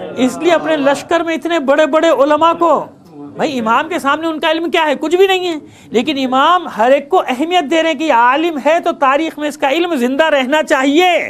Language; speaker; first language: Urdu; native; Urdu